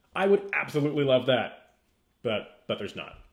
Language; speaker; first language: English; native; English